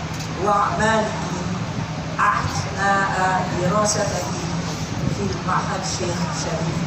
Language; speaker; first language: Arabic; non-native, fluent; Indonesian